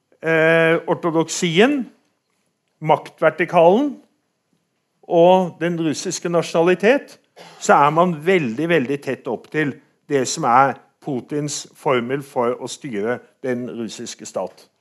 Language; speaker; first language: Norwegian; native; Norwegian